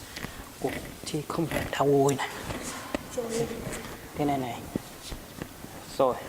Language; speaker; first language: Vietnamese; non-native, learner; Hindi